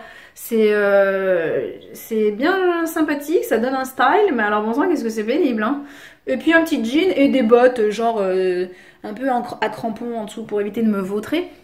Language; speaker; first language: French; native; French